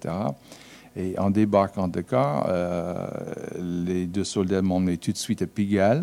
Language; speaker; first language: French; non-native, fluent; English